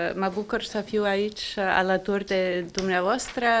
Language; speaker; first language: Romanian; non-native, fluent; English